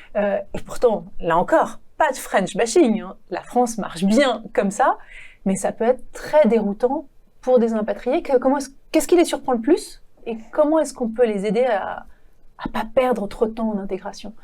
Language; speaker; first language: French; native; French